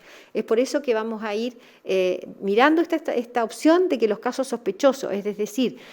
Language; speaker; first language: Spanish; native; Spanish